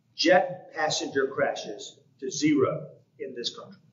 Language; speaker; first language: English; native; English